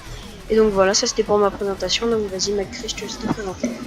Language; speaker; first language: French; native; French